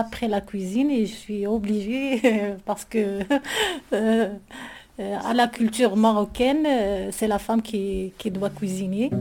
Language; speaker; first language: French; non-native, learner; Arabic